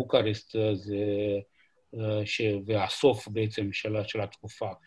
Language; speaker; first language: Hebrew; non-native, fluent; Romanian